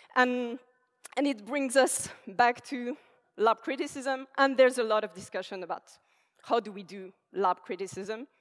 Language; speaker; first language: English; non-native, fluent; French